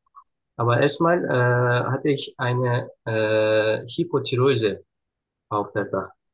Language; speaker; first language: German; non-native, learner; Turkish